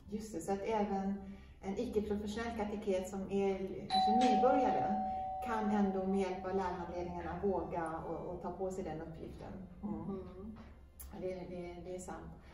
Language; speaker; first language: Swedish; native; Swedish